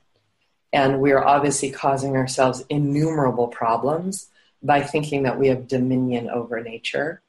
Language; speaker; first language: English; native; English